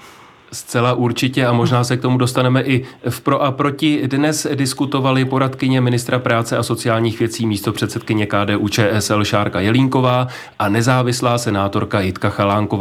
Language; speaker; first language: Czech; native; Czech